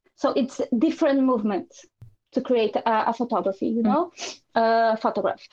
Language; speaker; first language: English; non-native, fluent; Portuguese